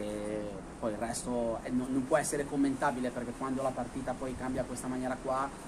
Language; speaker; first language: Italian; native; Italian